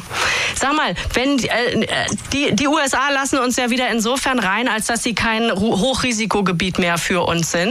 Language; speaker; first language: German; native; German